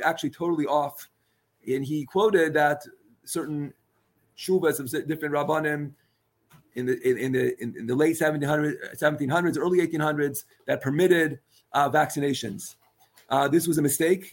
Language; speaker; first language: English; native; English